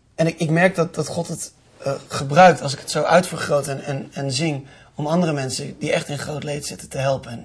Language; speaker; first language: Dutch; native; Dutch